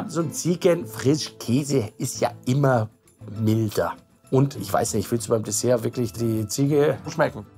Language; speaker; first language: German; native; German